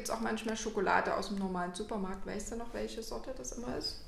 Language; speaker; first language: German; native; German